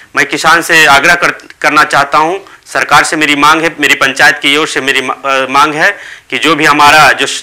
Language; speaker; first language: Hindi; native; Hindi